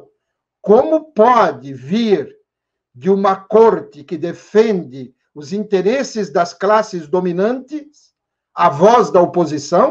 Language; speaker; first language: Portuguese; native; Portuguese